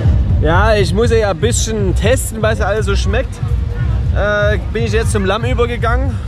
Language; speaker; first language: German; native; German